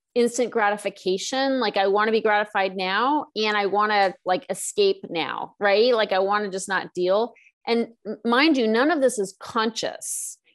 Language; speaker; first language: English; native; English